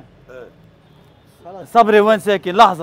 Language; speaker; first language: Arabic; native; Arabic